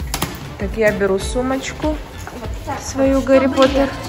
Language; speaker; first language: Russian; native; Russian